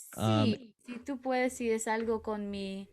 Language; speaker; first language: Spanish; non-native, learner; English